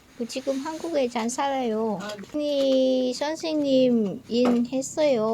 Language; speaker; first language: Korean; non-native, learner; Vietnamese